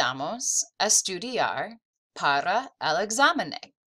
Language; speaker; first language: Spanish; non-native, fluent; English